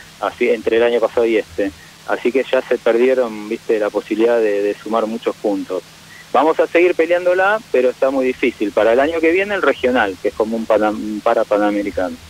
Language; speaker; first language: Spanish; native; Spanish